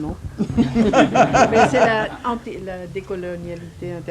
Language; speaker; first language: French; non-native, fluent; Spanish